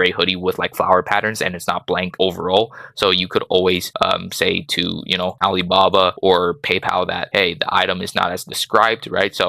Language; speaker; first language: English; native; English